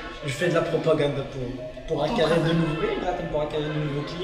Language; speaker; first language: French; non-native, local second language; Arabic